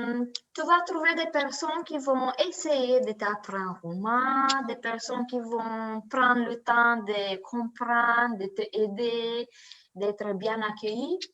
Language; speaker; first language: French; non-native, learner; Romanian